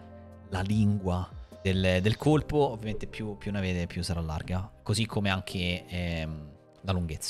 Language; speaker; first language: Italian; native; Italian